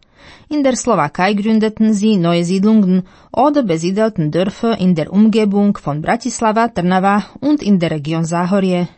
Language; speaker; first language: German; non-native, fluent; Slovak